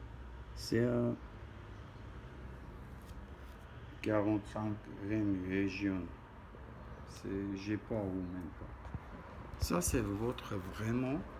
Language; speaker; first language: French; non-native, learner; Armenian